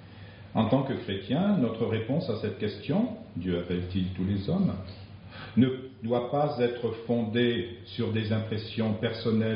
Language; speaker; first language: French; native; French